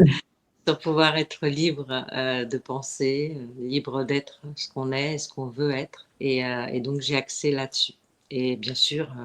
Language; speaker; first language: French; native; French